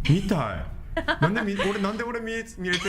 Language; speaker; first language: Japanese; native; Japanese